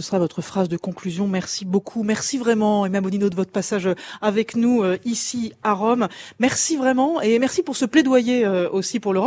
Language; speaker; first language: French; native; French